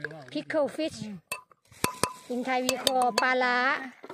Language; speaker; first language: English; non-native, learner; Thai